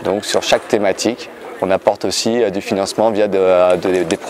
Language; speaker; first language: French; native; French